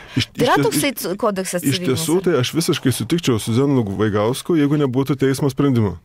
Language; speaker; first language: Lithuanian; native; Lithuanian